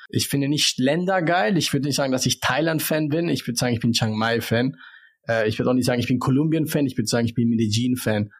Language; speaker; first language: German; early bilingual, other home language; Spanish